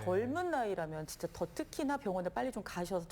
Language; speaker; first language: Korean; native; Korean